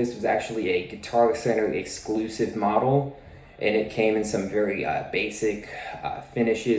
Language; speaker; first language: English; native; English